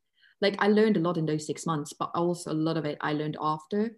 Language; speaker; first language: English; non-native, fluent; German